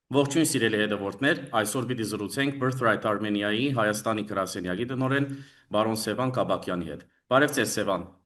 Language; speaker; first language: Armenian; early bilingual, heritage; Armenian